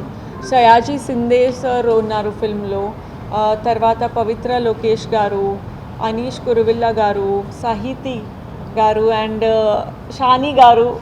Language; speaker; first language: Telugu; non-native, learner; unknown